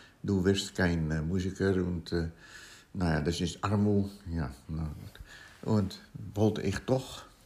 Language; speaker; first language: German; non-native, learner; Dutch